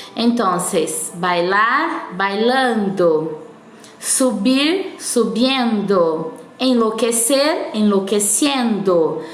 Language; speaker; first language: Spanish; non-native, fluent; Portuguese